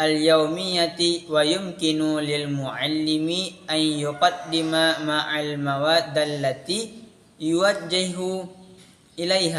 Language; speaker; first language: Arabic; non-native, learner; Indonesian